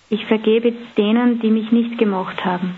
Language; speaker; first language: German; native; German